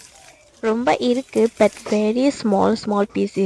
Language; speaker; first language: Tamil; non-native, learner; Bangla